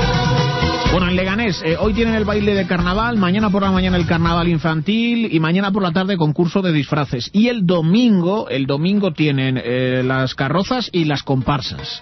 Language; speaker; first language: Spanish; native; Spanish